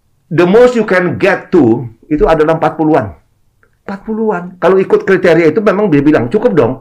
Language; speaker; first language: Indonesian; native; Indonesian